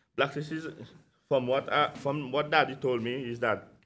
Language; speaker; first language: English; non-native, local second language; Seselwa Creole French